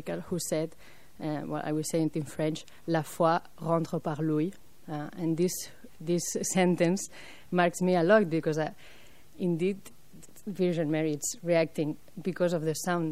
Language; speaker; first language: English; non-native, fluent; French